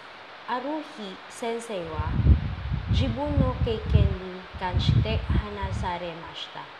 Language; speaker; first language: Japanese; non-native, learner; Filipino